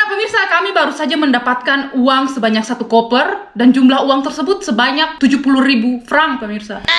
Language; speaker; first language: Indonesian; non-native, local second language; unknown